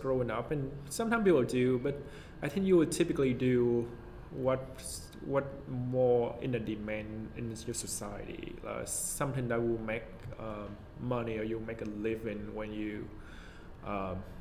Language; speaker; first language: English; non-native, fluent; Vietnamese